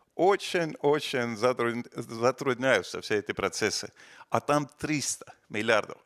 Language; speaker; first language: Russian; non-native, fluent; Estonian